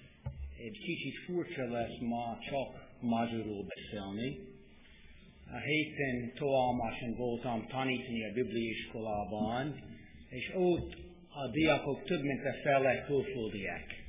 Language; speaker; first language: Hungarian; non-native, fluent; English